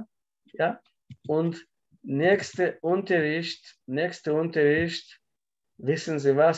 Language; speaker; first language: German; non-native, learner; Russian